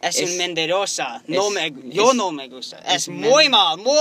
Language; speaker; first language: Spanish; non-native, learner; English